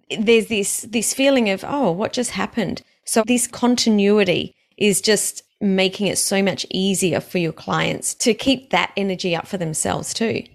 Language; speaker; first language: English; native; English